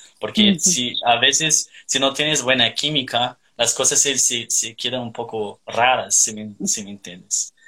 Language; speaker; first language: Spanish; non-native, fluent; Portuguese